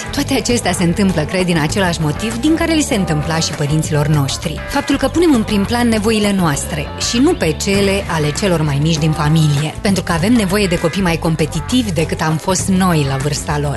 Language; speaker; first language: Romanian; native; Romanian